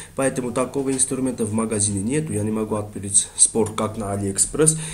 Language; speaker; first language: Russian; non-native, fluent; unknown